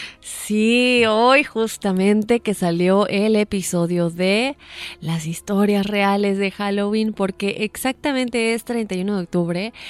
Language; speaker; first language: Spanish; native; Spanish